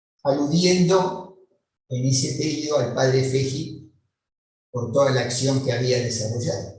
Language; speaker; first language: Spanish; native; Spanish